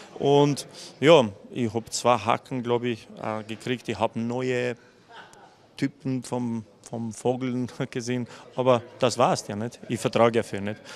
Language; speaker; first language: German; non-native, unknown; Albanian